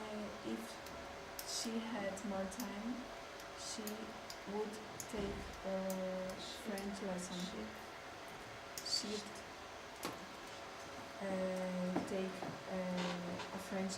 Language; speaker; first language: English; non-native, learner; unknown